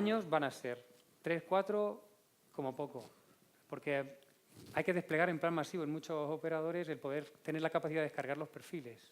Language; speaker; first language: Spanish; native; Spanish